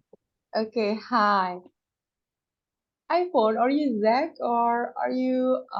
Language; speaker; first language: English; non-native, fluent; Indonesian